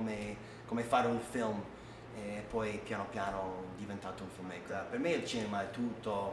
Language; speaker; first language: Italian; non-native, learner; English